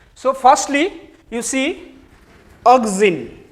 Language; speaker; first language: English; non-native, local second language; Nepali